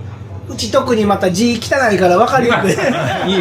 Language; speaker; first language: Japanese; native; Japanese